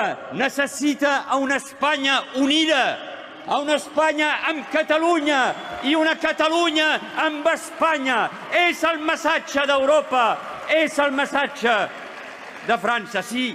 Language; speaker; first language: Catalan; early bilingual, heritage; Catalan